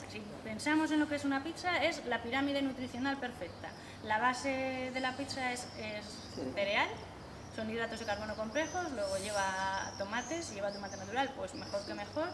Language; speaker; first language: Spanish; native; Spanish